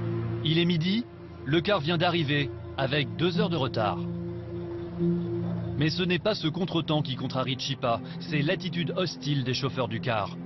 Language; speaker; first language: French; native; French